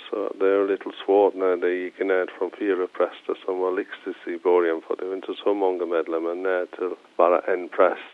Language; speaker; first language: Swedish; non-native, fluent; English